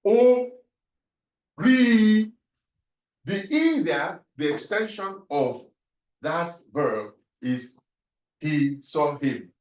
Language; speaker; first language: English; non-native, local second language; Yoruba